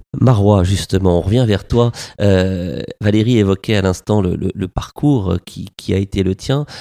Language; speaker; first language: French; native; French